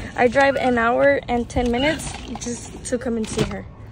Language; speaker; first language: English; early bilingual, other home language; Spanish